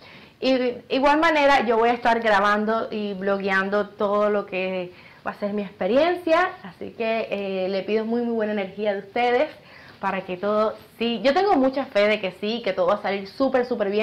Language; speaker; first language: Spanish; native; Spanish